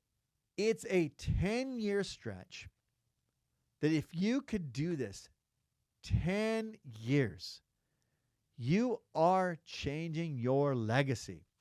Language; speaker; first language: English; native; English